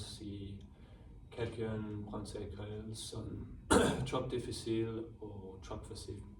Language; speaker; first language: French; non-native, learner; English